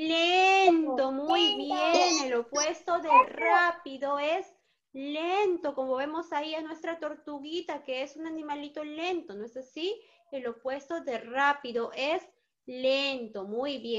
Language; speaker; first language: Spanish; native; Spanish